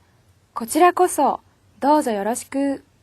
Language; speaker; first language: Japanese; non-native, fluent; Korean